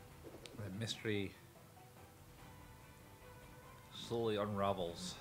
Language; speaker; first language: English; native; English